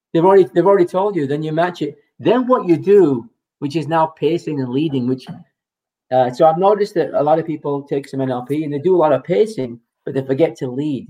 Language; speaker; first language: English; native; English